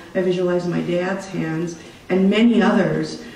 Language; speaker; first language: English; native; English